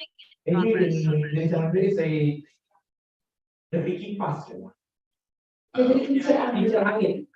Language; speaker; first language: English; non-native, learner; Indonesian